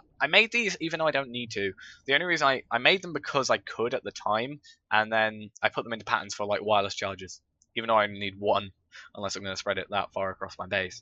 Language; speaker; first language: English; native; English